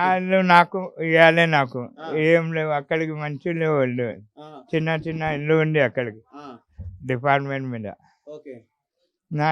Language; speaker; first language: Telugu; non-native, local second language; Urdu